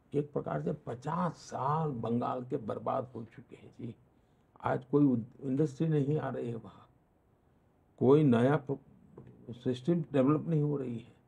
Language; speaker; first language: Hindi; non-native, local second language; Gujarati